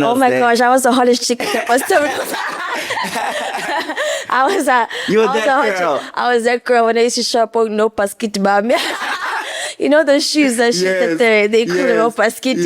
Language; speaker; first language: English; non-native, local second language; Zulu